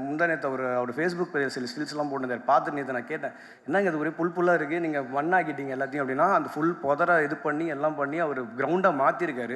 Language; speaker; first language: Tamil; native; Tamil